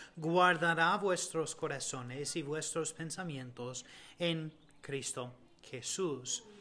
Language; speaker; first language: Spanish; non-native, learner; English